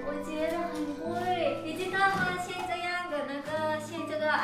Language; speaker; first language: Chinese; non-native, learner; Lao